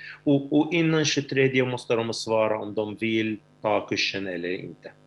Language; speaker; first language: Swedish; non-native, fluent; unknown